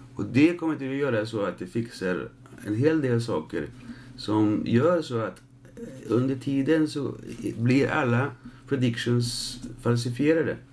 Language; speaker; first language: Swedish; non-native, fluent; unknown